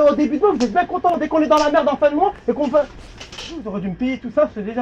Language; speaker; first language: French; native; French